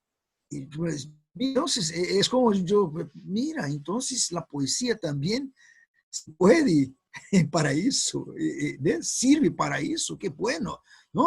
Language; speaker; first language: Spanish; non-native, fluent; Portuguese